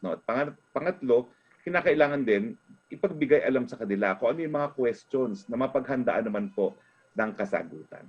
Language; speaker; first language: Filipino; native; Filipino